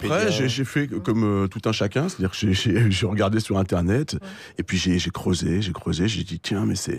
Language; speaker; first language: French; native; French